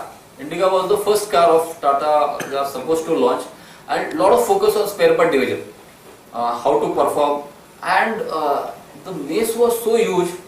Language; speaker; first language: English; non-native, local second language; Marathi